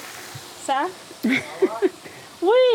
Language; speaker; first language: French; non-native, learner; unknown